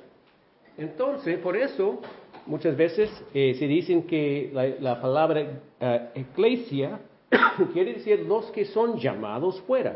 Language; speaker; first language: Spanish; non-native, fluent; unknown